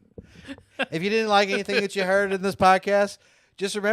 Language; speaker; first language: English; native; English